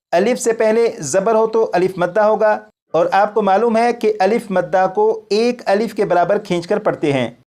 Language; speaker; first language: Urdu; native; Urdu